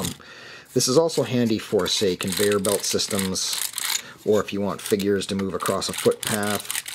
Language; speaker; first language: English; native; English